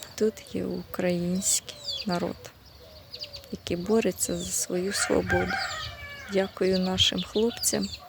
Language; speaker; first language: Ukrainian; native; Ukrainian